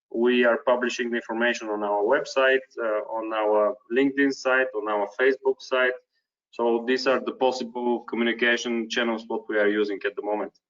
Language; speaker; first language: English; non-native, fluent; Bulgarian